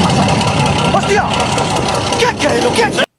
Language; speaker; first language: Spanish; native; Spanish